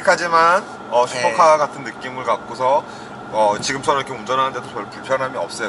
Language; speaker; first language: Korean; native; Korean